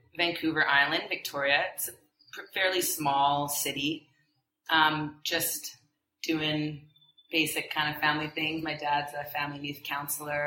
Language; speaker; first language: English; native; English